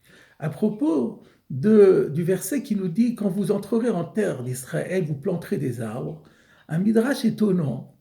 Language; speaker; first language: French; native; French